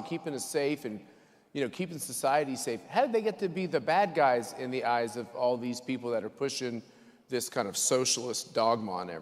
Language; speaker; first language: English; native; English